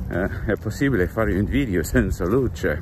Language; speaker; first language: Italian; non-native, learner; English